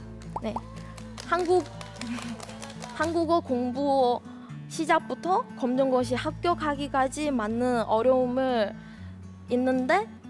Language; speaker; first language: Korean; non-native, fluent; Chinese